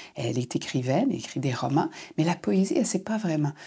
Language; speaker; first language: French; native; French